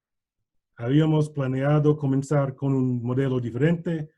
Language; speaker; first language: Spanish; non-native, learner; English